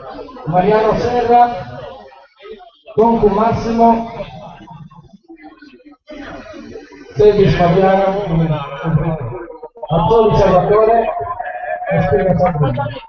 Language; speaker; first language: Italian; native; Italian